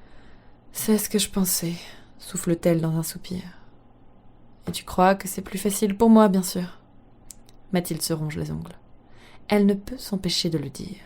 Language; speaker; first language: French; native; French